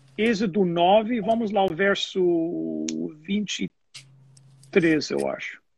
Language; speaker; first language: Portuguese; non-native, fluent; English